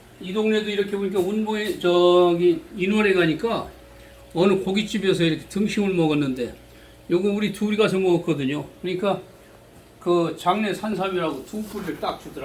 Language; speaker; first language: Korean; native; Korean